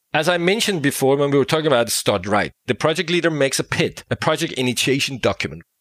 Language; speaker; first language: English; non-native, fluent; Danish